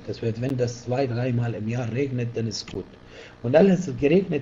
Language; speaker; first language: German; non-native, fluent; Arabic